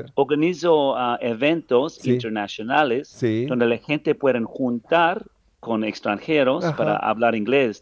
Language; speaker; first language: Spanish; non-native, learner; English